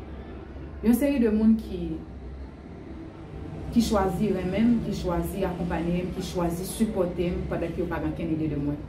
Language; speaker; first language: French; non-native, learner; Haitian Creole